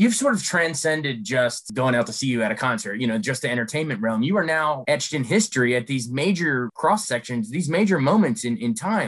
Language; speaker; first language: English; native; English